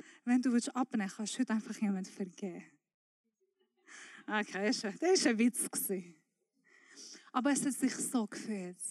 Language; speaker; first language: German; non-native, fluent; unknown